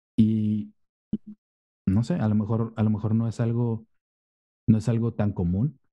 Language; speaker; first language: Spanish; native; Spanish